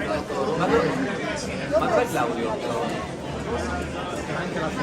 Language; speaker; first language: Italian; native; Italian